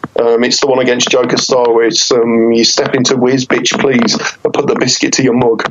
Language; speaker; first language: English; native; English